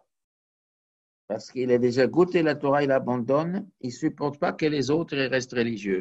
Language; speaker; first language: French; native; French